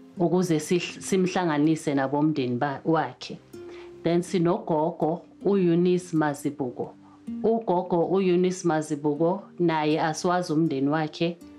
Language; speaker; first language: Zulu; native; Zulu